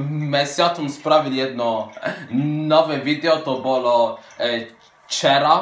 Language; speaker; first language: Slovak; early bilingual, heritage; Slovak